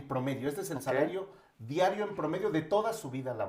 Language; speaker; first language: Spanish; native; Spanish